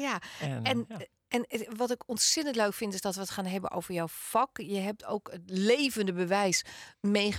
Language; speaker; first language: Dutch; native; Dutch